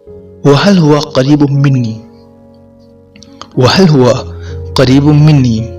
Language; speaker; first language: Arabic; non-native, fluent; Urdu